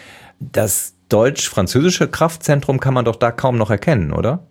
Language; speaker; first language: German; native; German